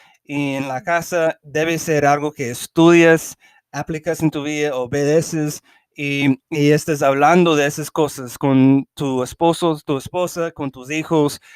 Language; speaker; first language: Spanish; early bilingual, heritage; English